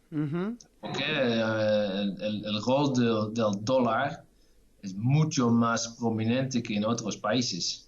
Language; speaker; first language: Spanish; non-native, fluent; Dutch